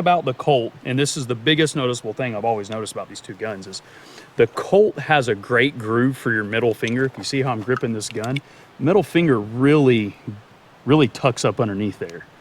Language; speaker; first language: English; native; English